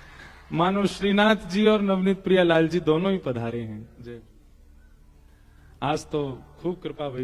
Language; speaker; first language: Hindi; native; Hindi